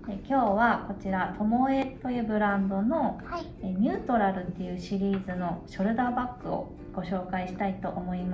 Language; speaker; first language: Japanese; native; Japanese